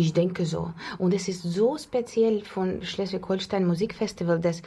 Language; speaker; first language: German; non-native, fluent; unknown